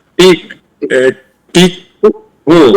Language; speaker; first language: Hindi; non-native, learner; Telugu